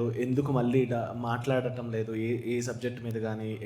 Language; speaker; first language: Telugu; native; Telugu